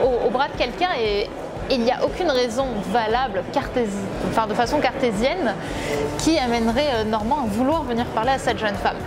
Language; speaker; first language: French; native; French